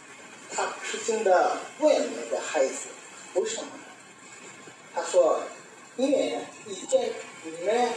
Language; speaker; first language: Chinese; non-native, learner; Bangla